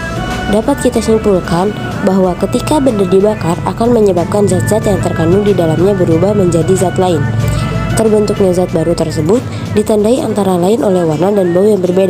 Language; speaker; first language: Indonesian; native; Indonesian